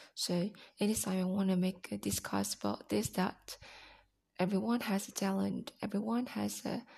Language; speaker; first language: English; non-native, learner; Indonesian